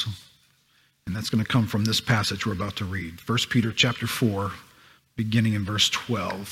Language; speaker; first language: English; native; English